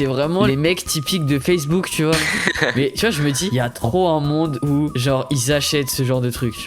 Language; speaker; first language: French; native; French